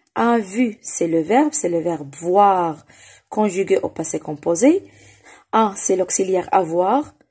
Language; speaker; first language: French; non-native, local second language; Arabic